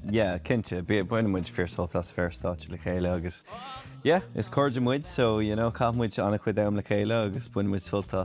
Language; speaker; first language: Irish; non-native, local second language; English